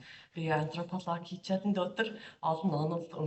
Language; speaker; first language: Mongolian; non-native, fluent; English